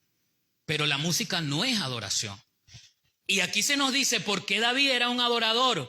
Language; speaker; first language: Spanish; native; Spanish